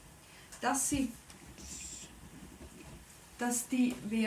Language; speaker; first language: German; native; German